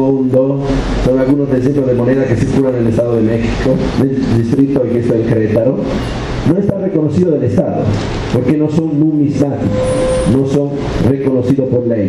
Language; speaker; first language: Spanish; non-native, fluent; Italian